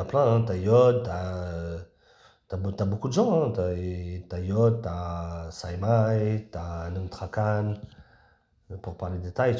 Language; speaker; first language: French; native; French